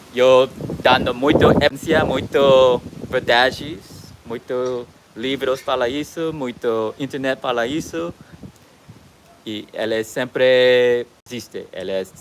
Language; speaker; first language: Portuguese; non-native, learner; English